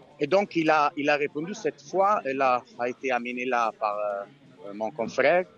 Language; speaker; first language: French; non-native, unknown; Italian